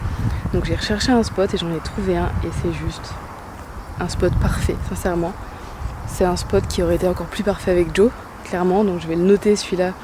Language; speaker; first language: French; native; French